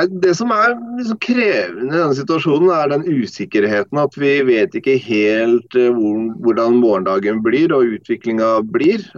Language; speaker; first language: Norwegian; non-native, fluent; English